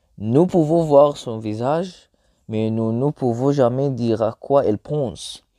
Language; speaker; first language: French; non-native, learner; Arabic